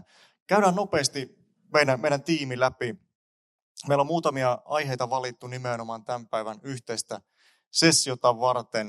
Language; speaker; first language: Finnish; native; Finnish